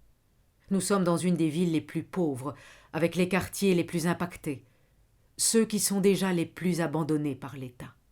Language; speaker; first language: French; native; French